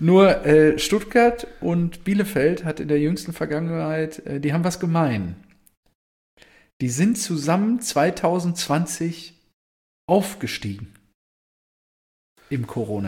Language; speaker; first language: German; native; German